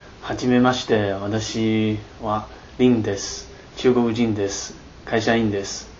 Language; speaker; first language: Japanese; non-native, learner; Chinese